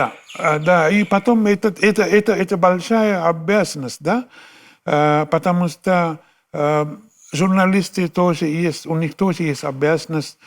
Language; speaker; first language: Russian; non-native, fluent; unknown